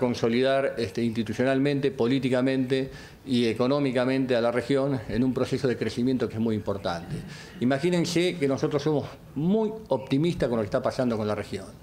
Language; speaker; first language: Spanish; native; Spanish